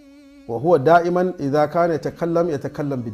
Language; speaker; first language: Arabic; non-native, fluent; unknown